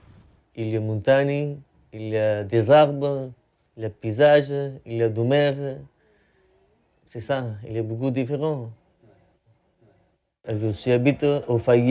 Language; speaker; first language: French; non-native, learner; Persian